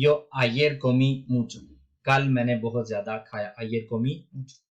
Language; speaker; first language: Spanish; non-native, fluent; Urdu